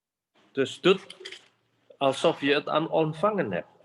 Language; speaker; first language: Dutch; non-native, fluent; Indonesian